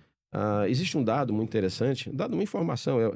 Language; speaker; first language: Portuguese; native; Portuguese